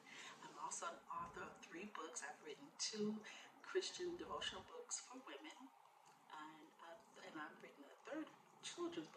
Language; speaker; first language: English; native; English